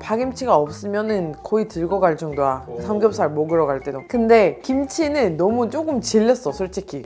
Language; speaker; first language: Korean; non-native, fluent; Georgian